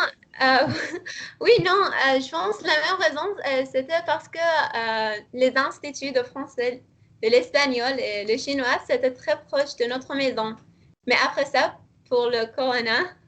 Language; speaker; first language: French; non-native, learner; Persian